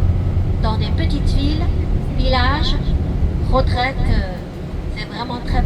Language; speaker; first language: French; non-native, fluent; Chinese